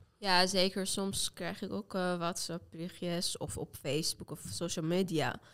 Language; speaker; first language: Dutch; non-native, fluent; Azerbaijani